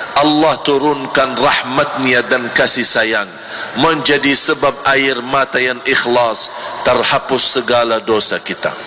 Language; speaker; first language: Malay; non-native, fluent; Arabic